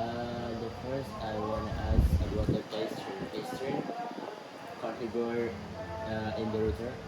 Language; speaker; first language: English; non-native, learner; Indonesian